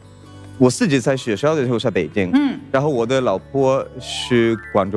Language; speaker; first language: Chinese; non-native, fluent; Swedish